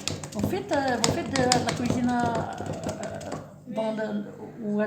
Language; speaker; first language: French; non-native, local second language; Arabic